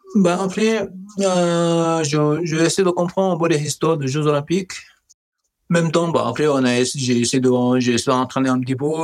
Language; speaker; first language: French; non-native, learner; Nepali